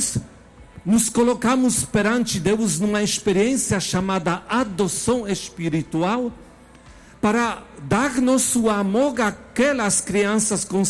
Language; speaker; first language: Portuguese; non-native, fluent; Polish